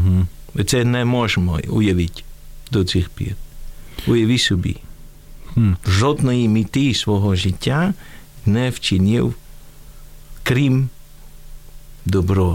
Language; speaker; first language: Ukrainian; non-native, fluent; Dutch